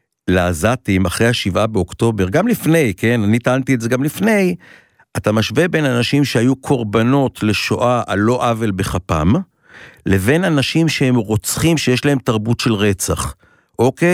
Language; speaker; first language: Hebrew; native; Hebrew